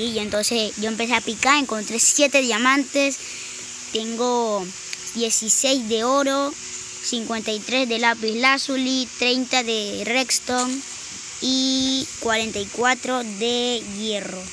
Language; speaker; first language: Spanish; native; Spanish